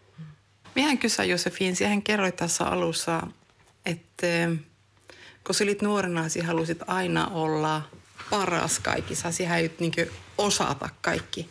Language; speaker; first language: Finnish; early bilingual, heritage; Finnish